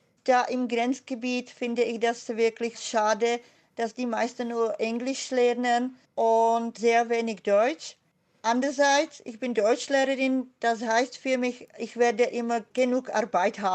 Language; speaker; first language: German; non-native, fluent; Czech